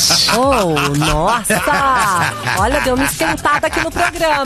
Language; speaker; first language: Portuguese; native; Portuguese